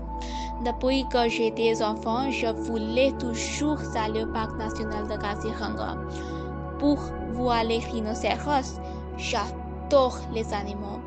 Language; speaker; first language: French; non-native, learner; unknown